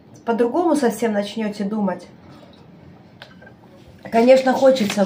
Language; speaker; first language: Russian; native; Russian